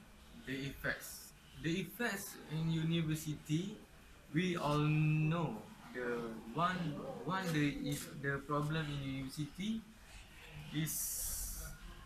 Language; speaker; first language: English; non-native, local second language; Malay